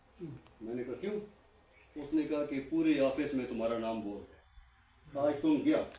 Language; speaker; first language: Urdu; native; Urdu